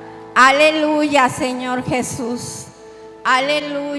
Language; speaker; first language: Spanish; native; Spanish